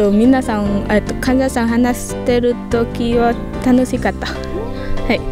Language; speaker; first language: Japanese; non-native, learner; Vietnamese